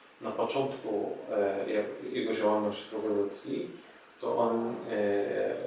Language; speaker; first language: Polish; non-native, learner; Arabic